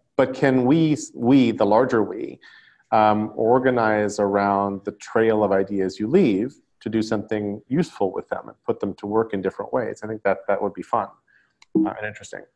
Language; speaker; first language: English; native; English